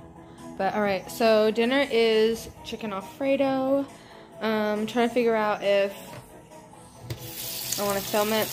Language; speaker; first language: English; native; English